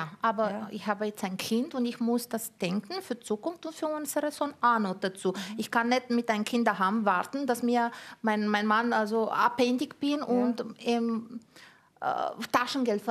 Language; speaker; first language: German; non-native, fluent; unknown